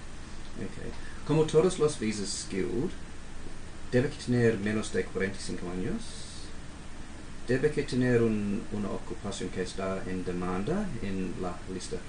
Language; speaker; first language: Spanish; non-native, fluent; English